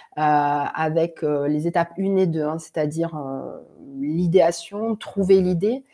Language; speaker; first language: French; native; French